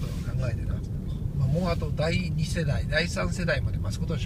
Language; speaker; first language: Japanese; native; Japanese